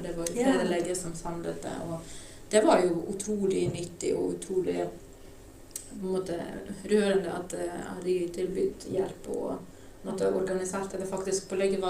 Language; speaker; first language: Norwegian; non-native, fluent; Ukrainian